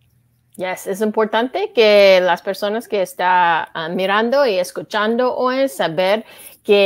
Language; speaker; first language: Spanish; non-native, learner; English